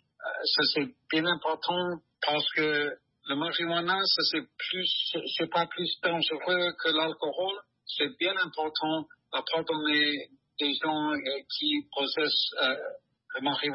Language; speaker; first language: French; non-native, learner; English